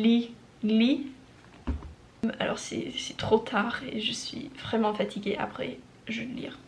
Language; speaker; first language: French; non-native, learner; English